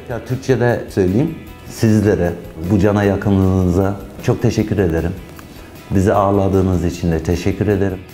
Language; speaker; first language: Turkish; early bilingual, heritage; Turkish